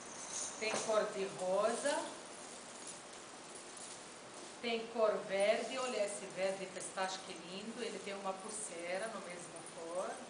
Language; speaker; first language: Portuguese; non-native, fluent; Arabic